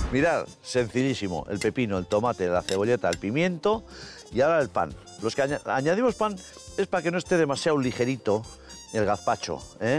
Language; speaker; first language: Spanish; native; Spanish